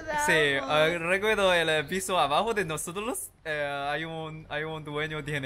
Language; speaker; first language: Spanish; non-native, learner; Chinese